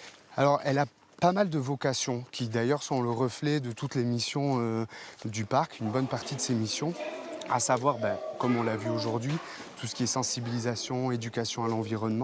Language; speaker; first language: French; native; French